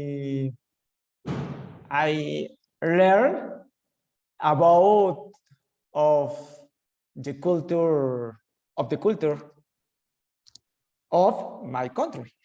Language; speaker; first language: English; non-native, learner; Spanish